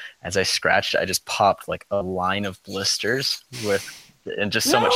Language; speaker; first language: English; native; English